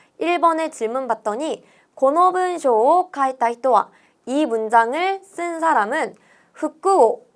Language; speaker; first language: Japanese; non-native, fluent; Korean